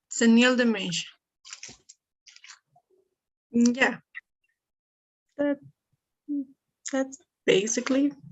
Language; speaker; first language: English; non-native, learner; Spanish